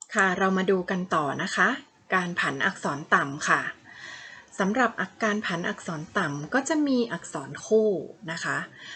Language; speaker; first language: Thai; native; Thai